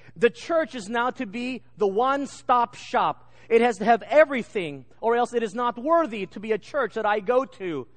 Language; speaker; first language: English; native; English